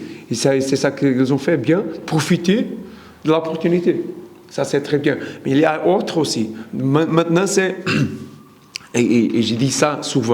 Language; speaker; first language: French; non-native, learner; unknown